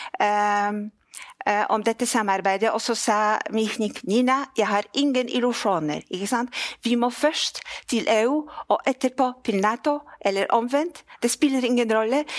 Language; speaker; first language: Norwegian; non-native, fluent; Polish